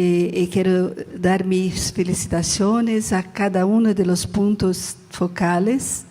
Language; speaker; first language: Spanish; non-native, learner; Portuguese